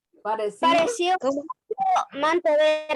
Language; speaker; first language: Spanish; native; Spanish